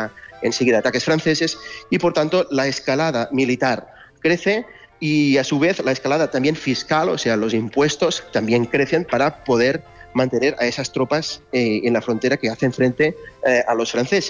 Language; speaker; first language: Spanish; native; Spanish